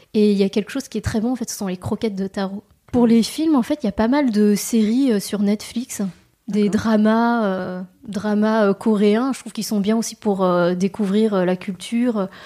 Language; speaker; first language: French; native; French